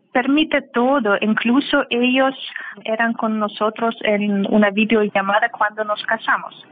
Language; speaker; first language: Spanish; non-native, learner; Russian